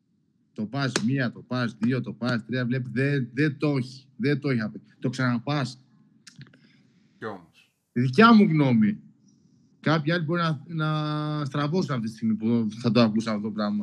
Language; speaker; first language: Greek; non-native, local second language; Albanian